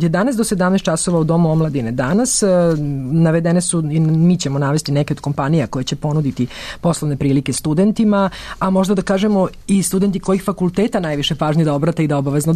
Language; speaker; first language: Serbian; native; Serbian